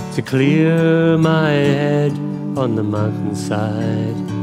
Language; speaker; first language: English; native; English